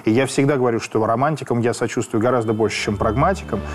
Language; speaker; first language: Russian; native; Russian